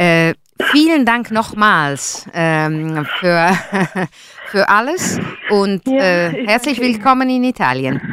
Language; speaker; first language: German; non-native, fluent; Italian